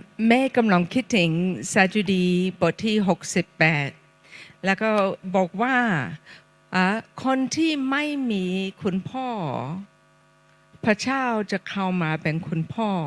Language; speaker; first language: Thai; non-native, fluent; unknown